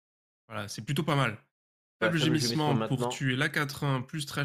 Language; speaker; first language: French; native; French